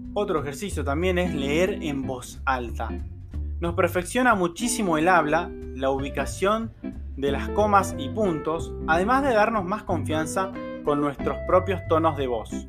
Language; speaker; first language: Spanish; native; Spanish